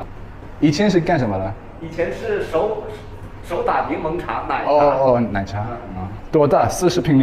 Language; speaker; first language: Chinese; non-native, learner; English